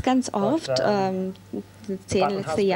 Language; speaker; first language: German; non-native, learner; English